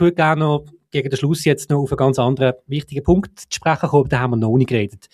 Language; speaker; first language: German; native; German